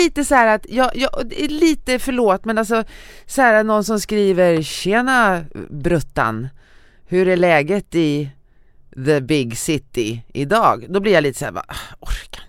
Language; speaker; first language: Swedish; native; Swedish